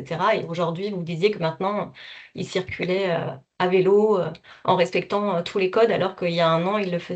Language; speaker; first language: French; native; French